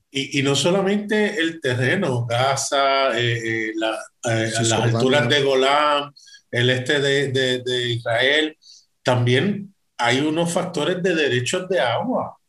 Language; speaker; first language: Spanish; native; Spanish